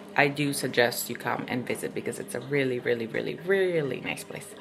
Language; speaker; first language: English; non-native, fluent; Italian